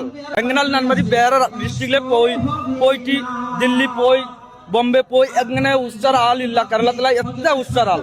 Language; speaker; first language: Malayalam; non-native, learner; Bangla